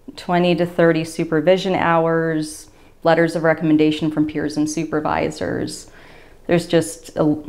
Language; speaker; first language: English; native; English